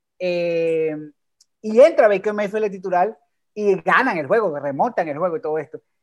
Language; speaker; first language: Spanish; native; Spanish